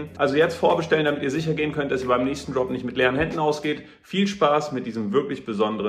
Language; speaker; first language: German; native; German